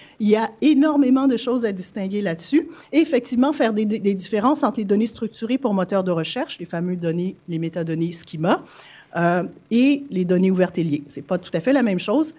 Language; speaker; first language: French; native; French